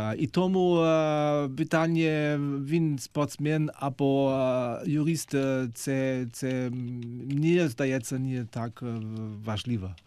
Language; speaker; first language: Ukrainian; non-native, fluent; German